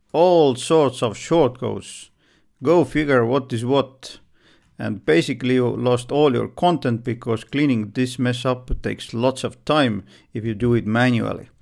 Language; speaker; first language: English; non-native, fluent; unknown